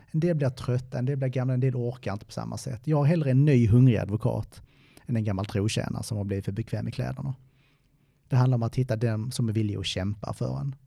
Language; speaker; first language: Swedish; native; Swedish